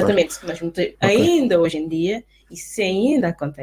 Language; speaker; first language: Portuguese; native; Portuguese